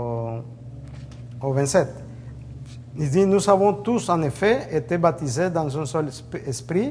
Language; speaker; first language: French; native; French